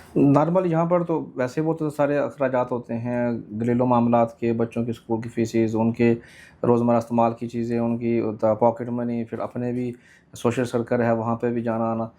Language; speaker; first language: Urdu; native; Urdu